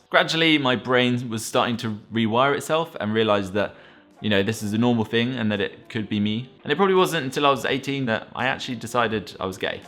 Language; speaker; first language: English; native; English